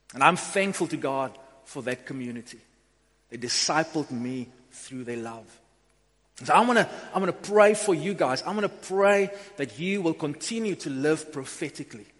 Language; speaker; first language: English; non-native, local second language; Afrikaans